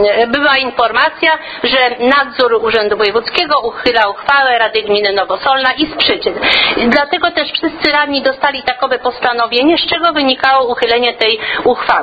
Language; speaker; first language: Polish; native; Polish